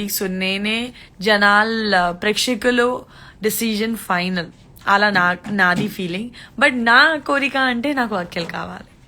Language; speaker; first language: Telugu; non-native, learner; Gujarati